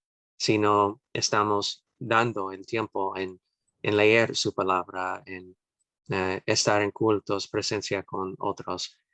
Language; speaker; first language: Spanish; non-native, fluent; English